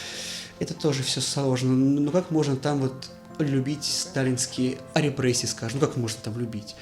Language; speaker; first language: Russian; native; Russian